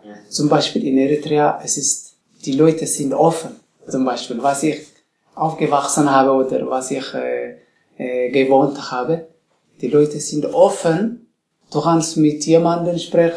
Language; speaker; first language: German; non-native, learner; Tigrinya